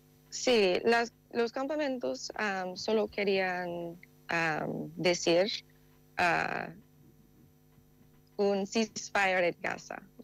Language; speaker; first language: Spanish; non-native, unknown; English